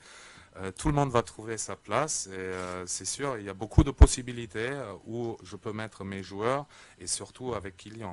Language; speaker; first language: French; native; French